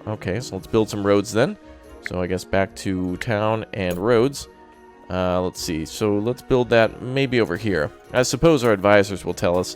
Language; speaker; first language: English; native; English